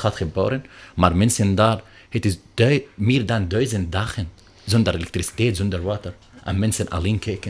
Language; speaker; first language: Dutch; non-native, learner; Arabic